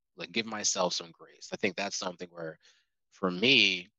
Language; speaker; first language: English; native; English